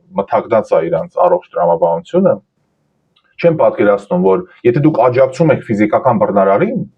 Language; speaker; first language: Armenian; early bilingual, heritage; Armenian